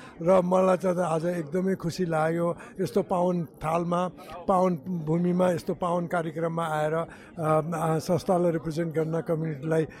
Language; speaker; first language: Nepali; native; Nepali